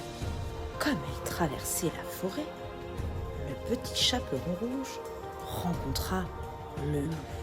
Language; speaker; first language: French; native; French